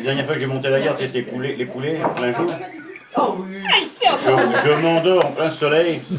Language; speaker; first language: French; native; French